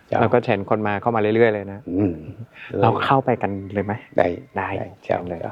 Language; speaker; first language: Thai; native; Thai